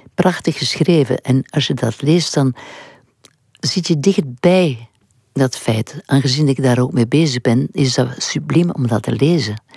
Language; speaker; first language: Dutch; non-native, local second language; French